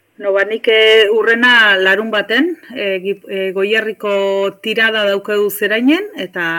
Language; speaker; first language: Basque; native; Basque